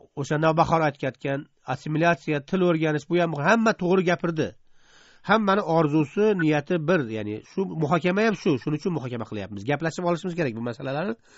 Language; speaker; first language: Uzbek; native; Uzbek